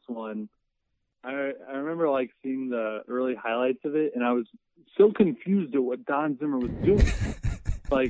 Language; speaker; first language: English; native; English